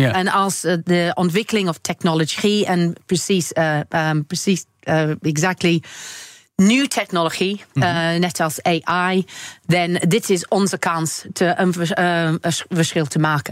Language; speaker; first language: Dutch; non-native, learner; English